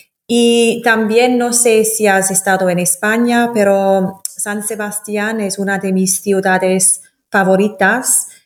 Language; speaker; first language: Spanish; non-native, fluent; English